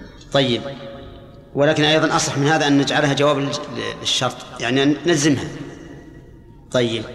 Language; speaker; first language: Arabic; native; Arabic